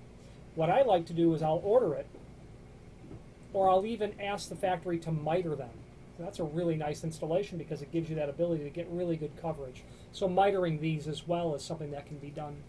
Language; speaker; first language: English; native; English